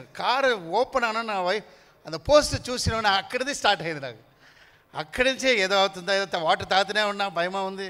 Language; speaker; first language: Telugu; non-native, learner; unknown